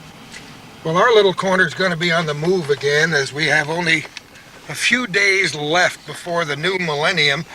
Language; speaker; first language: English; native; English